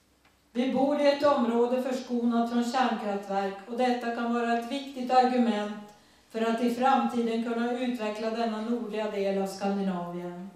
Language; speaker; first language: Swedish; native; Swedish